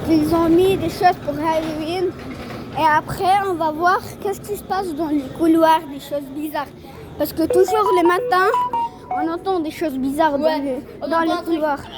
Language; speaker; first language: French; non-native, learner; Arabic